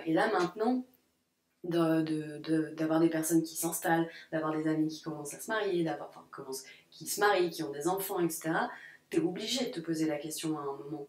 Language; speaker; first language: French; native; French